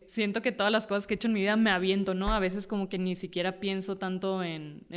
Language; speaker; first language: Spanish; native; Spanish